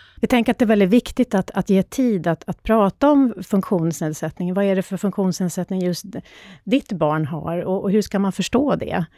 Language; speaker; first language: Swedish; native; Swedish